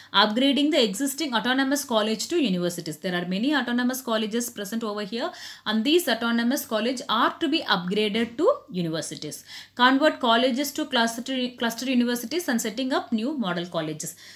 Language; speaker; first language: English; non-native, local second language; Tamil